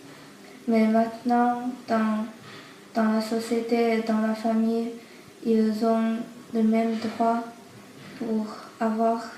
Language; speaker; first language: French; non-native, learner; Chinese